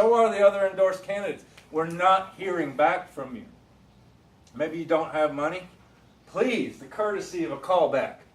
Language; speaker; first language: English; native; English